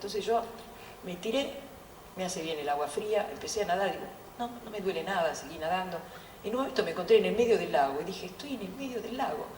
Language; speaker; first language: Spanish; non-native, fluent; Italian